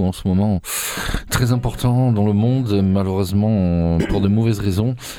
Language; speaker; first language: French; native; French